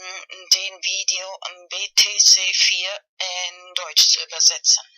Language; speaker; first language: German; non-native, fluent; Spanish